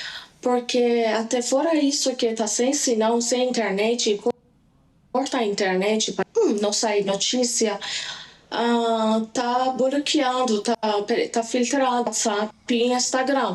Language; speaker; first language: Portuguese; non-native, learner; Persian